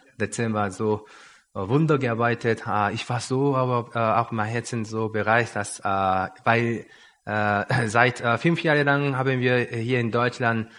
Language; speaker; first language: German; non-native, learner; Korean